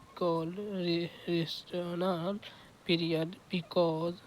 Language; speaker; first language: English; non-native, local second language; Hindi